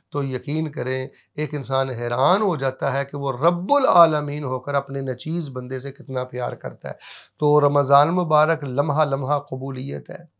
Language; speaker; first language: Urdu; native; Urdu